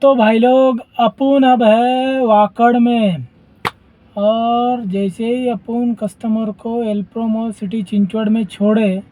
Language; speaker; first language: Hindi; non-native, local second language; Marathi